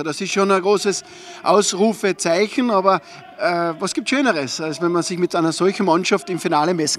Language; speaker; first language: German; native; German